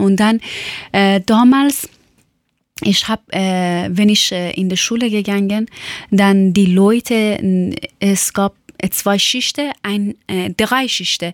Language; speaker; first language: German; non-native, learner; Persian